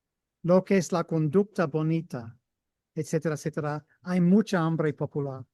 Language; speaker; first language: Spanish; non-native, fluent; English